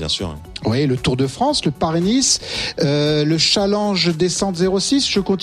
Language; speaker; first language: French; native; French